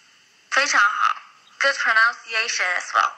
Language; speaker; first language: English; non-native, fluent; Chinese